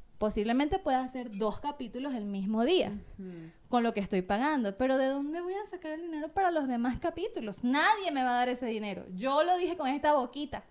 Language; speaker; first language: Spanish; native; Spanish